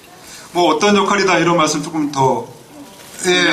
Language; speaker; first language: Korean; native; Korean